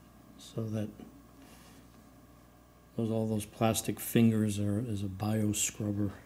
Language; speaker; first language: English; native; English